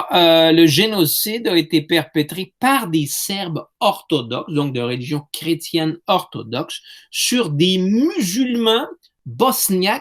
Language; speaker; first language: French; native; French